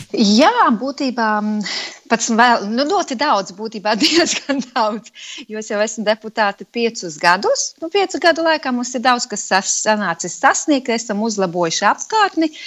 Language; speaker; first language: Latvian; native; Latvian